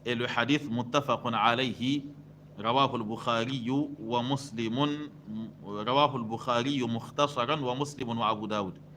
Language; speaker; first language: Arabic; non-native, fluent; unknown